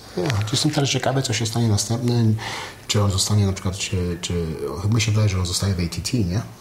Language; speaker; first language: Polish; early bilingual, heritage; Polish